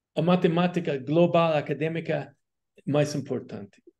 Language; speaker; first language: Portuguese; non-native, fluent; English